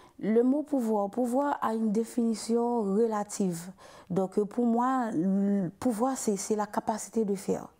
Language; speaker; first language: French; non-native, local second language; Haitian Creole